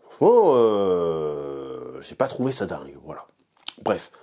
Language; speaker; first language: French; native; French